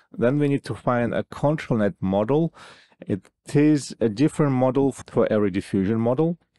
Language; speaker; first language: English; non-native, fluent; Russian